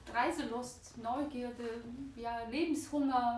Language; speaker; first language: German; non-native, fluent; Bulgarian